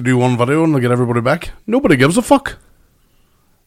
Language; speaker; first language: English; native; English